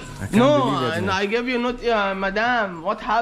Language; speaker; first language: English; non-native, learner; Arabic